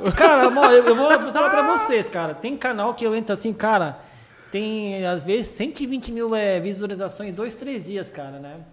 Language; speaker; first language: Portuguese; early bilingual, other home language; Japanese